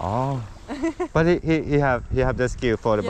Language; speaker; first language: English; non-native, learner; Thai